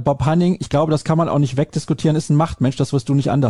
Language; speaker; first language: German; native; German